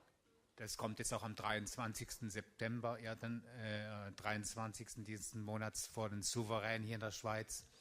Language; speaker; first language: German; native; German